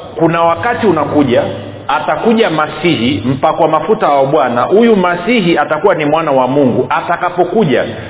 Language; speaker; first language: Swahili; native; Swahili